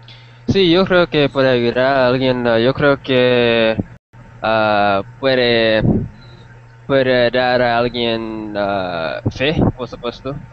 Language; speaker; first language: Spanish; non-native, learner; English